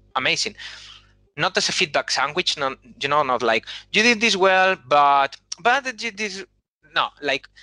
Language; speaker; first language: English; non-native, fluent; Spanish